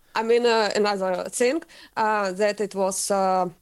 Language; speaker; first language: English; non-native, learner; Russian